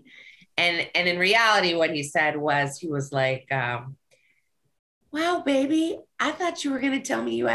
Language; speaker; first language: English; native; English